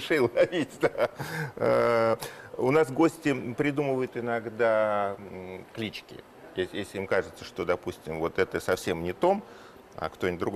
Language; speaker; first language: Russian; native; Russian